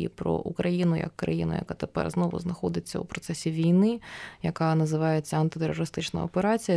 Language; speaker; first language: Ukrainian; native; Ukrainian